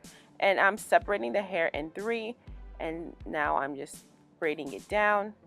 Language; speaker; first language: English; native; English